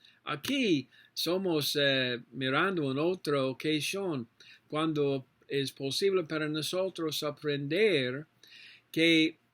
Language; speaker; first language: Spanish; non-native, learner; English